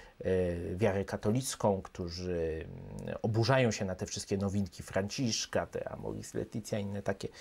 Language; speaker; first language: Polish; native; Polish